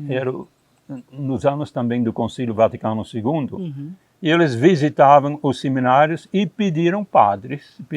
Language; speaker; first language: Portuguese; non-native, fluent; Dutch